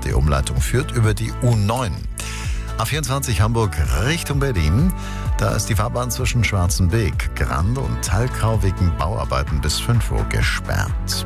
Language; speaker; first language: German; native; German